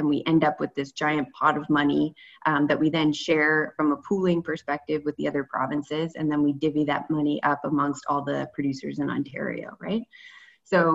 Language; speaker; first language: English; native; English